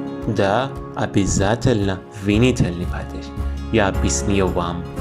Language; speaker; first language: Russian; non-native, fluent; Persian